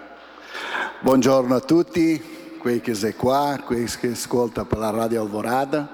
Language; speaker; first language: Italian; early bilingual, heritage; Portuguese